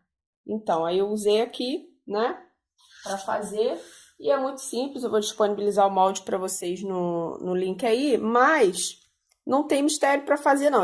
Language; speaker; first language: Portuguese; native; Portuguese